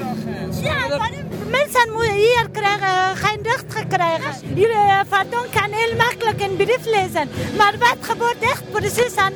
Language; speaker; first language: Dutch; non-native, learner; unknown